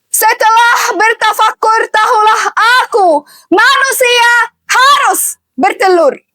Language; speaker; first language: Indonesian; non-native, learner; Arabic